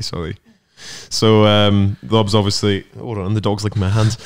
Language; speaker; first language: English; native; English